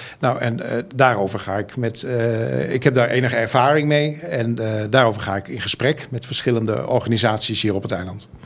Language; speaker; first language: Dutch; non-native, local second language; Western Frisian